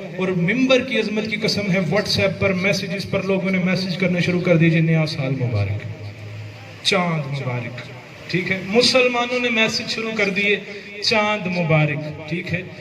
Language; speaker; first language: Urdu; non-native, local second language; Punjabi